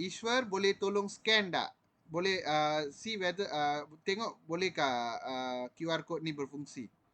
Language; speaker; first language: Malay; non-native, local second language; Tamil